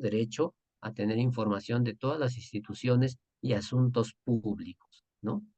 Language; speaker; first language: Spanish; native; Spanish